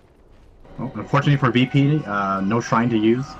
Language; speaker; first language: English; native; English